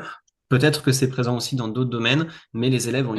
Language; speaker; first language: French; native; French